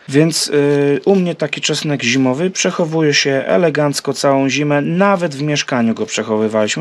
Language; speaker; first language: Polish; native; Polish